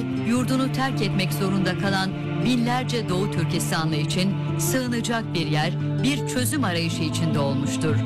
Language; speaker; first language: Turkish; native; Turkish